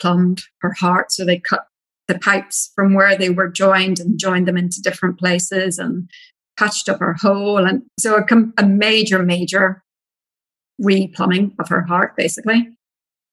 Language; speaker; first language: English; native; English